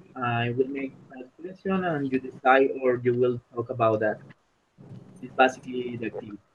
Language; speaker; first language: English; non-native, learner; Spanish